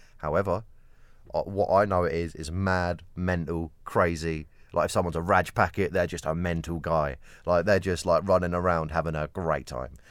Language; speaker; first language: English; native; English